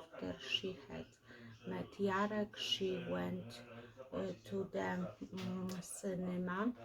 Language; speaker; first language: English; non-native, learner; Polish